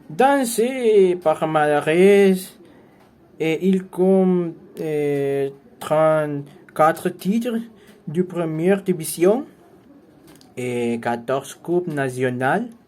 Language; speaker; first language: French; non-native, learner; Spanish